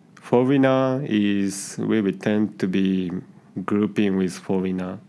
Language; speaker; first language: English; non-native, learner; Japanese